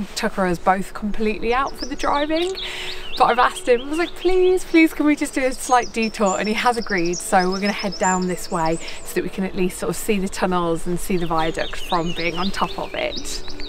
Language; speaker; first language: English; native; English